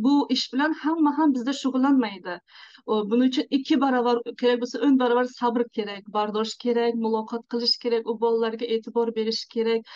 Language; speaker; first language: Uzbek; non-native, local second language; Tajik